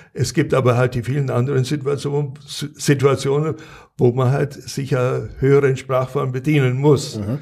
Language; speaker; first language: German; native; German